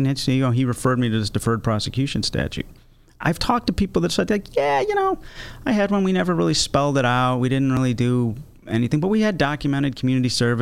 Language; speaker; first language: English; native; English